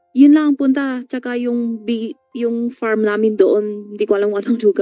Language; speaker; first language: Filipino; non-native, learner; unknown